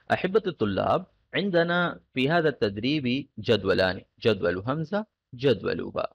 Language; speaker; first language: Arabic; non-native, fluent; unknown